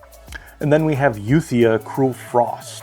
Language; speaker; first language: English; native; English